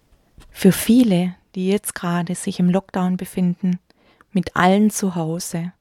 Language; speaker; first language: German; native; German